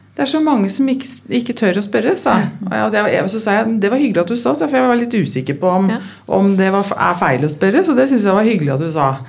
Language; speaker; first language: Norwegian; native; Norwegian